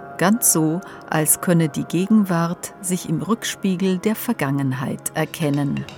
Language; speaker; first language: German; native; German